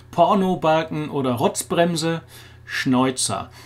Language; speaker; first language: German; non-native, fluent; English